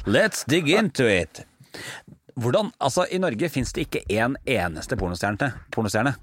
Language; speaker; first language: Norwegian; native; Norwegian